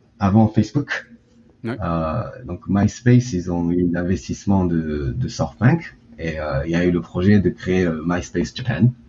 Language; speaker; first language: French; early bilingual, heritage; French